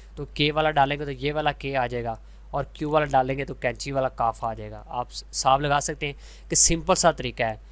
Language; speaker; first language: Urdu; native; Urdu